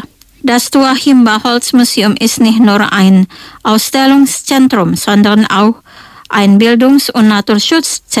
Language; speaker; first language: German; non-native, fluent; Indonesian